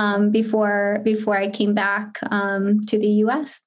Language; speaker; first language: English; early bilingual, other home language; Spanish